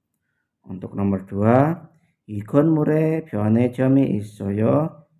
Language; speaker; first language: Korean; non-native, learner; Indonesian